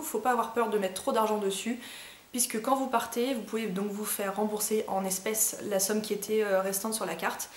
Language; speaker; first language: French; native; French